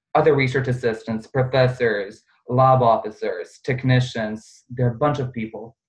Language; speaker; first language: English; non-native, fluent; Bosnian